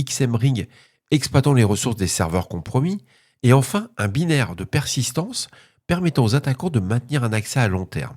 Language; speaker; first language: French; native; French